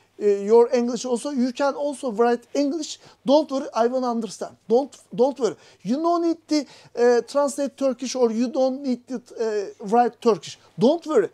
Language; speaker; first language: English; non-native, learner; Turkish